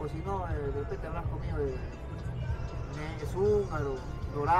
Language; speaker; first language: Spanish; native; Spanish